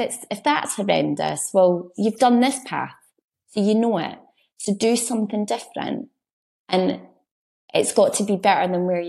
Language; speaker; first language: English; native; English